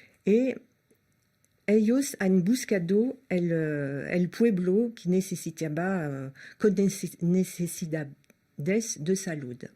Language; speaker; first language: Spanish; non-native, fluent; French